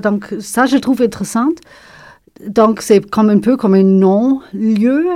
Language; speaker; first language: French; non-native, fluent; German